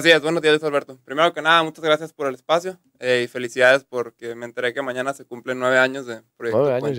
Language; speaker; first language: Spanish; native; Spanish